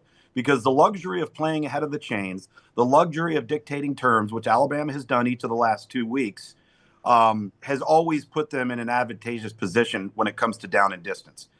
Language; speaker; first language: English; native; English